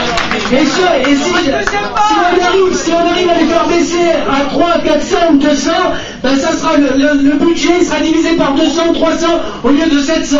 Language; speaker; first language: French; native; French